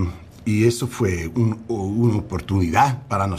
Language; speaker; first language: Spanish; non-native, fluent; English